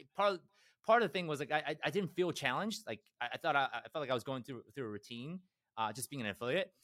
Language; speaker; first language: English; early bilingual, other home language; Korean